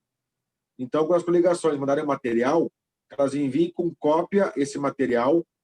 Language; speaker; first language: Portuguese; native; Portuguese